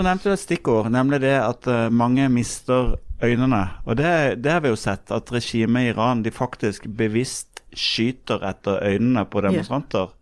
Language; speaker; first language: Norwegian; native; Norwegian